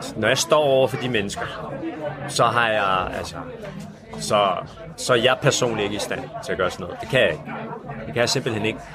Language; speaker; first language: Danish; early bilingual, other home language; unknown